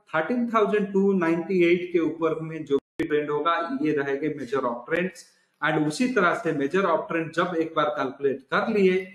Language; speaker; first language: Hindi; non-native, local second language; Odia